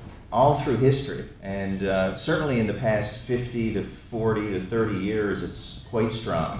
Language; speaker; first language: English; native; English